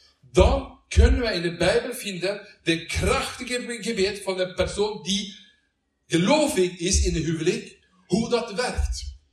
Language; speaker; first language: Dutch; non-native, learner; Norwegian